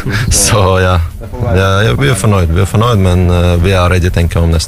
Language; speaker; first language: Norwegian; non-native, learner; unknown